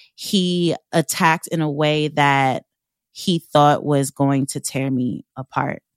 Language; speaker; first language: English; native; English